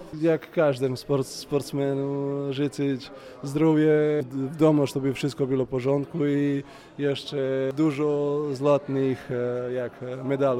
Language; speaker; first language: Polish; non-native, learner; Serbian